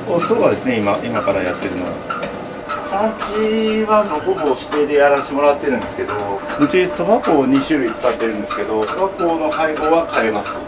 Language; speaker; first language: Japanese; native; Japanese